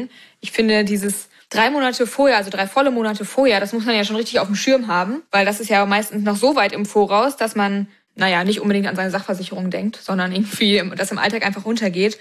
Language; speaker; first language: German; native; German